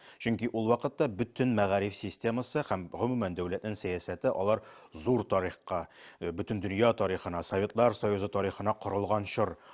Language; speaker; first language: Tatar; native; Tatar